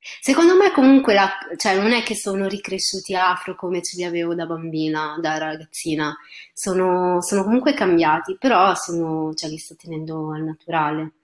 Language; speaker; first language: Italian; early bilingual, other home language; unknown